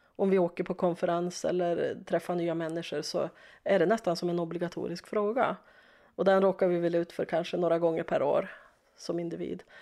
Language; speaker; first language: Swedish; native; Swedish